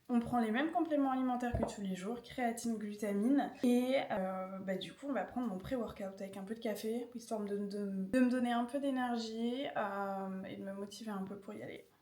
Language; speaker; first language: French; native; French